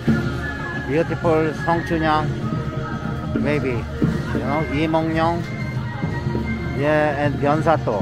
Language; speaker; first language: English; non-native, learner; Korean